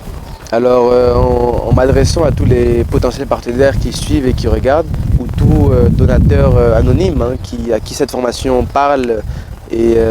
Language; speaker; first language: French; non-native, local second language; Lingala